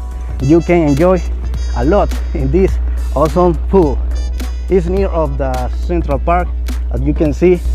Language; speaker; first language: English; non-native, learner; Spanish